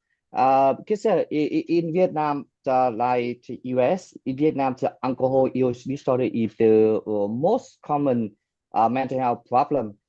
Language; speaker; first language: English; non-native, fluent; Vietnamese